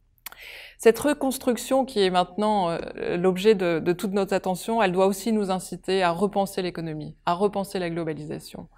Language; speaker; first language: French; native; French